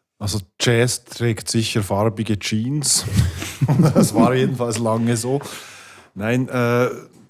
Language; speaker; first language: German; native; German